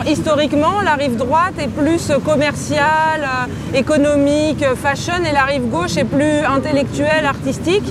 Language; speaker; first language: French; native; French